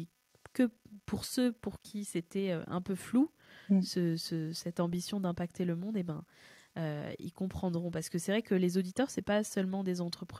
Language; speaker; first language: French; native; French